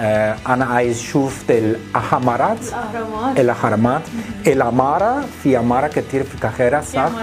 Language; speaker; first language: Arabic; non-native, learner; English